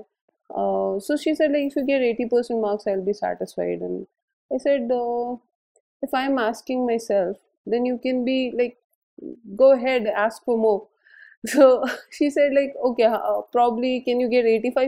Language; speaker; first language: English; non-native, local second language; Hindi